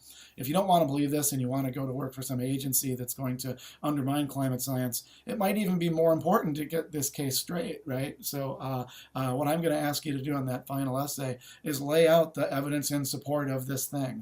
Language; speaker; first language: English; native; English